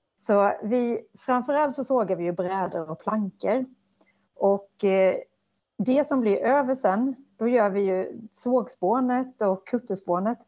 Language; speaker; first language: Swedish; native; Swedish